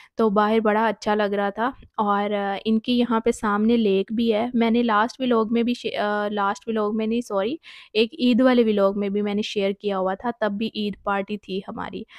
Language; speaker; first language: Urdu; native; Urdu